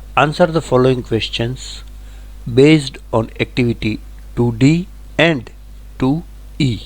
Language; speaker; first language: English; non-native, local second language; Gujarati